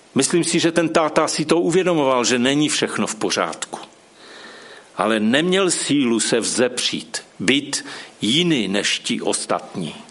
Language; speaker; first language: Czech; non-native, local second language; Polish